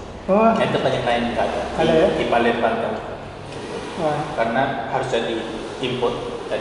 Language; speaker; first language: Indonesian; non-native, learner; Korean